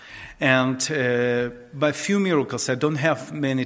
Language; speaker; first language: English; non-native, learner; Ukrainian